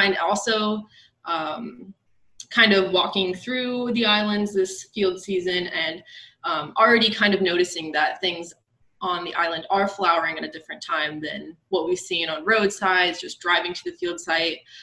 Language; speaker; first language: English; native; English